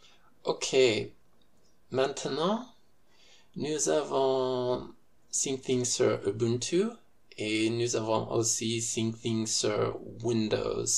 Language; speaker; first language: French; non-native, fluent; English